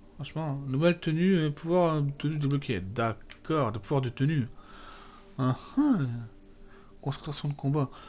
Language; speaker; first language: French; native; French